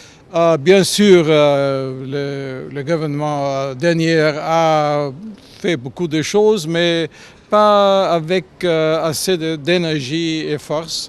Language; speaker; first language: French; non-native, fluent; German